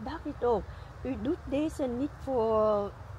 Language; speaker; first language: Dutch; non-native, learner; Vietnamese